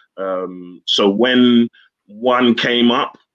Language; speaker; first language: English; native; English